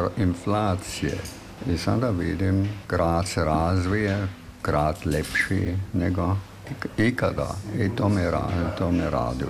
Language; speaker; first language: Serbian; non-native, fluent; German